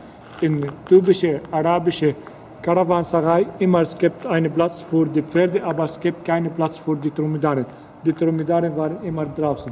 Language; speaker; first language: German; non-native, fluent; Arabic